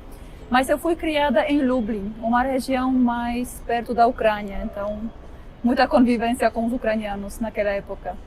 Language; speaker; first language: Portuguese; non-native, fluent; Polish